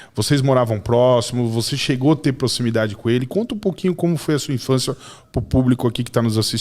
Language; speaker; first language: Portuguese; native; Portuguese